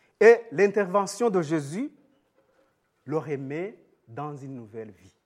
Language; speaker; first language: French; non-native, local second language; Rundi